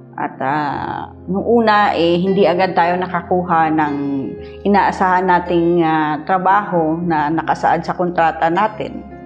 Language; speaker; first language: Filipino; non-native, local second language; Hiligaynon